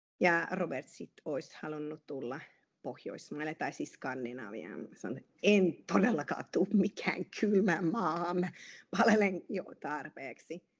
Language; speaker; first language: Finnish; non-native, fluent; Hungarian